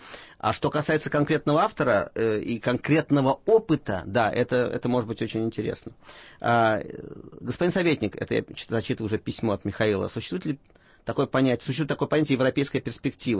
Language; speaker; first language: Russian; native; Russian